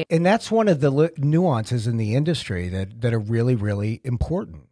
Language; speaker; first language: English; native; English